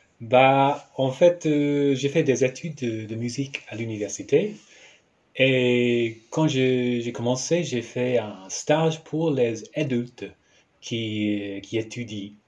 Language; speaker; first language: French; non-native, fluent; English